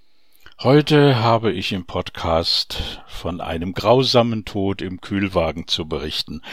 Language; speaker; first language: German; native; German